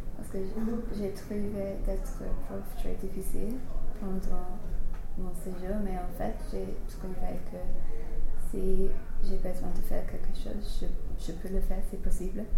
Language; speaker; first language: French; non-native, learner; English